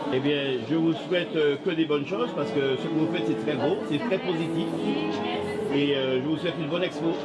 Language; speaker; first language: French; native; French